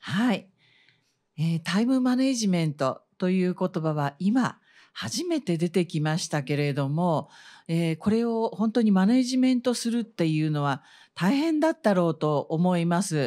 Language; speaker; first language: Japanese; native; Japanese